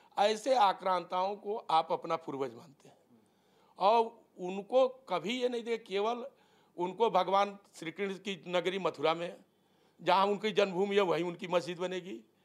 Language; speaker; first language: Hindi; native; Hindi